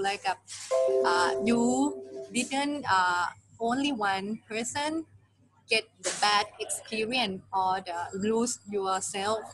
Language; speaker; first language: English; non-native, learner; Thai